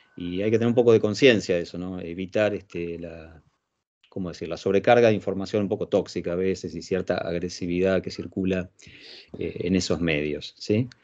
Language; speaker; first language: Spanish; native; Spanish